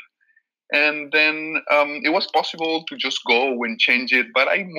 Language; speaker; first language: English; non-native, fluent; Catalan